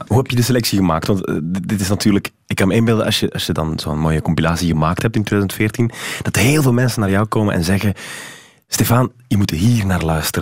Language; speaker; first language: Dutch; native; Dutch